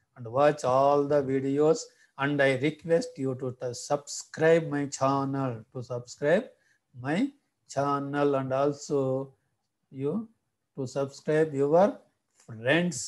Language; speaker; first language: English; non-native, local second language; Telugu